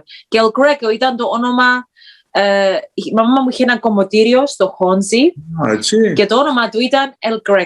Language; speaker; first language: Greek; early bilingual, heritage; Greek